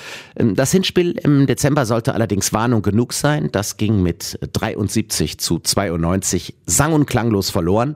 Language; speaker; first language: German; native; German